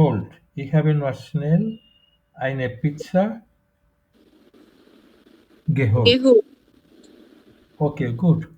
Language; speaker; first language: German; non-native, fluent; Bangla